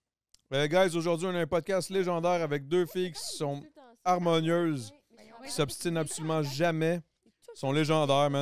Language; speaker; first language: French; native; French